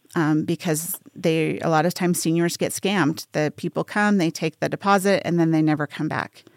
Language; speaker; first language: English; native; English